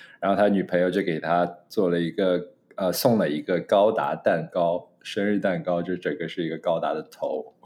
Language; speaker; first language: Chinese; native; Chinese